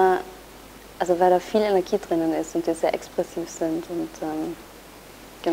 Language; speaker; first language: German; native; German